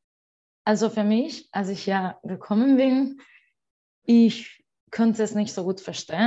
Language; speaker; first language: German; non-native, learner; Spanish